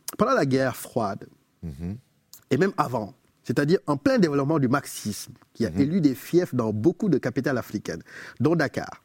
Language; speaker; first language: French; non-native, local second language; Wolof